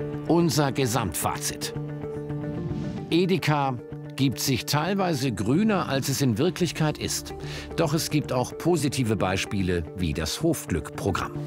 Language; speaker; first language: German; native; German